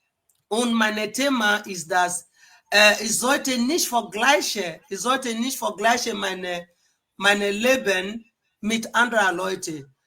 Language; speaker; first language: German; non-native, fluent; Igbo